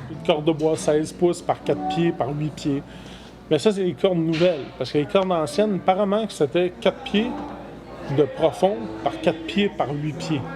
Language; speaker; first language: French; native; French